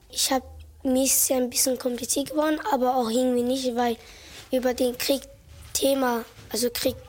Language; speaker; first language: German; early bilingual, other home language; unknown